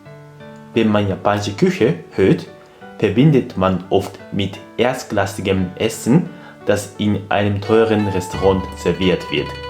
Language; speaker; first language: German; non-native, fluent; Japanese